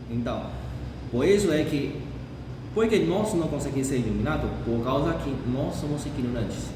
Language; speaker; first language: Portuguese; non-native, fluent; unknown